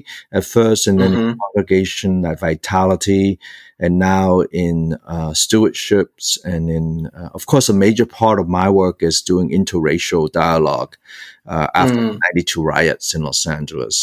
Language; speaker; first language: English; non-native, local second language; Cantonese